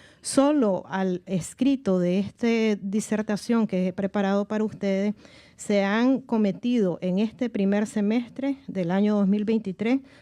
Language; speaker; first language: Spanish; native; Spanish